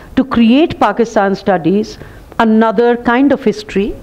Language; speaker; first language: English; non-native, local second language; Hindi